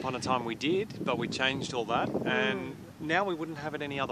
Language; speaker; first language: English; native; English